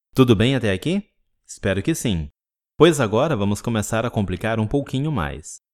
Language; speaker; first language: Portuguese; native; Portuguese